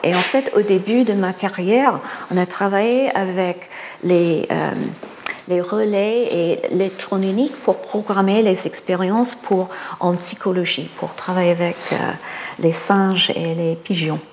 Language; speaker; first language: French; non-native, fluent; English